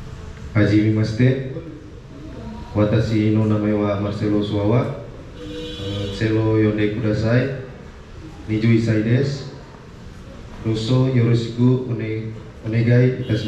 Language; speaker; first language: Japanese; non-native, learner; Indonesian